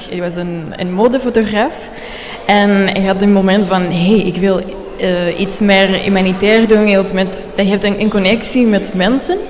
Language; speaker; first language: Dutch; non-native, learner; Spanish